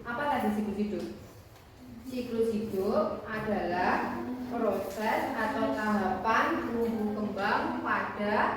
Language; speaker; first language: Malay; native; Malay